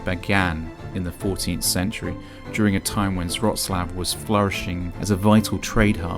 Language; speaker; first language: English; native; English